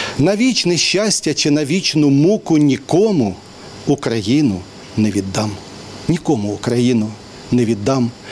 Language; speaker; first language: Ukrainian; native; Ukrainian